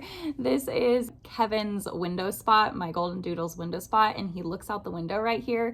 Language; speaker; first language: English; native; English